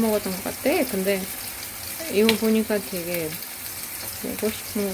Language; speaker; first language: Korean; non-native, fluent; Russian